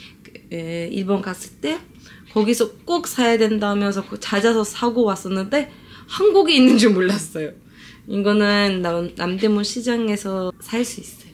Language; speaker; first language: Korean; non-native, fluent; Turkish